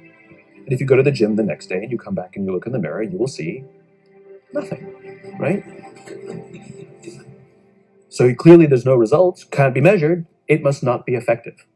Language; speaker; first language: English; native; English